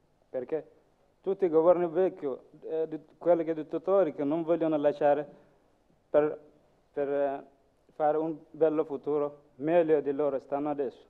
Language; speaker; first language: Italian; non-native, learner; Masai